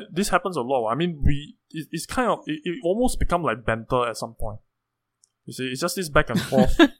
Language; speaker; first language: English; native; English